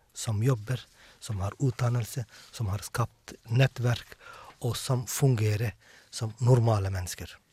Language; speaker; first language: Norwegian; non-native, fluent; Somali